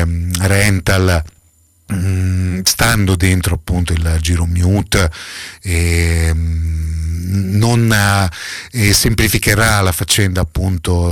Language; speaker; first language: Italian; native; Italian